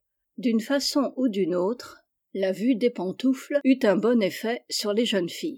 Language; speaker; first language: French; native; French